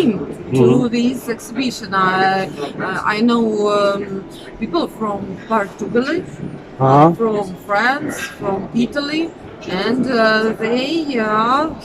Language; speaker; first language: English; non-native, learner; Russian